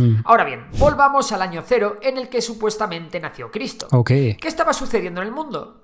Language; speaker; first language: Spanish; native; Spanish